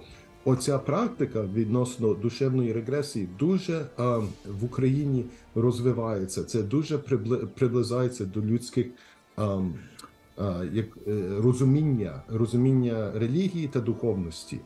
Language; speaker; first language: Ukrainian; early bilingual, heritage; Ukrainian